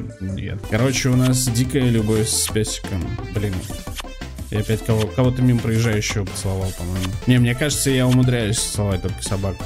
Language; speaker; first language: Russian; native; Russian